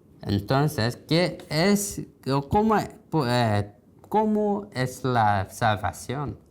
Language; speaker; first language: Spanish; non-native, learner; Korean